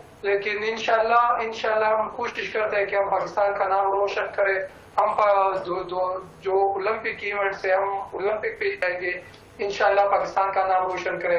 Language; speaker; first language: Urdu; non-native, local second language; Pashto